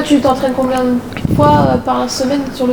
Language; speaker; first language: French; native; French